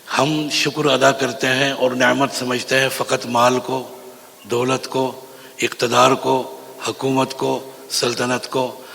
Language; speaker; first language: Urdu; native; Urdu